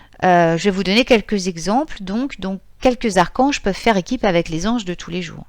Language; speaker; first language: French; native; French